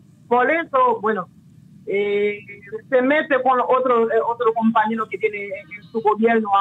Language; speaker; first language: Spanish; non-native, local second language; Haitian Creole